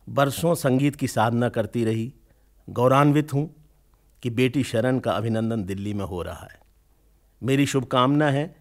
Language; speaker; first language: Hindi; native; Hindi